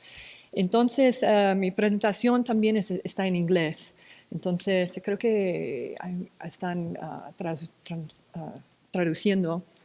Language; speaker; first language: Spanish; non-native, fluent; English